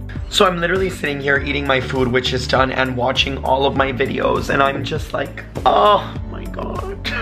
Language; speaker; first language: English; native; English